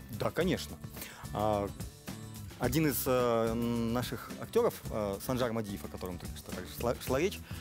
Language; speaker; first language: Russian; native; Russian